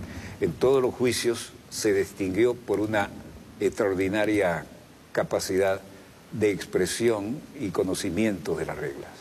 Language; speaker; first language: Spanish; native; Spanish